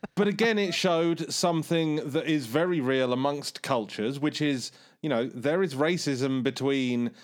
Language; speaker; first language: English; early bilingual, other home language; Hindi